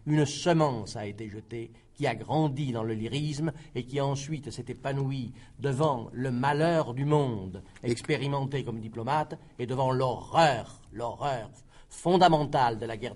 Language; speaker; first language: French; native; French